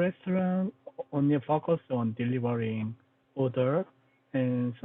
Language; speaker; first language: English; non-native, learner; Korean